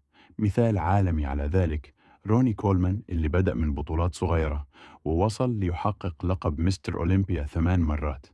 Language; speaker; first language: Arabic; native; Arabic